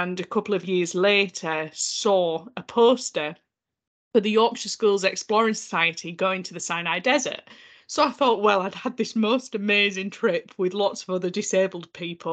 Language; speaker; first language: English; native; English